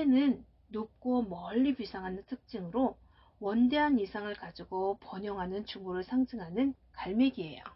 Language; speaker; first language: Korean; native; Korean